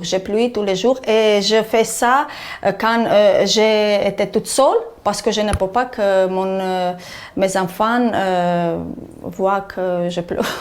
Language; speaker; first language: French; non-native, learner; Armenian